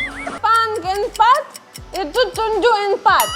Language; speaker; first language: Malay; non-native, learner; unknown